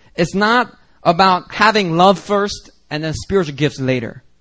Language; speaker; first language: English; native; English